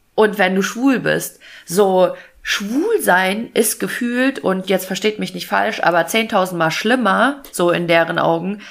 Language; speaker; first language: German; native; German